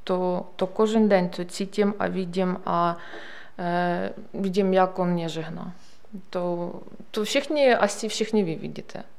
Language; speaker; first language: Czech; non-native, learner; Ukrainian